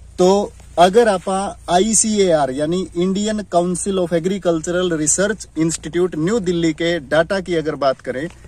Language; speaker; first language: Hindi; native; Hindi